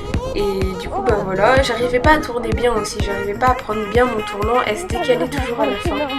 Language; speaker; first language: French; native; French